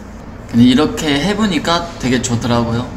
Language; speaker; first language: Korean; non-native, fluent; Chinese